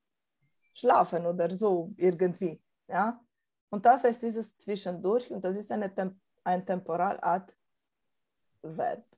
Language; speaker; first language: German; non-native, fluent; Romanian